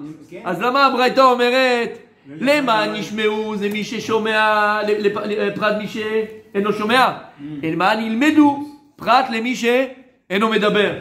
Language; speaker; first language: Hebrew; non-native, fluent; French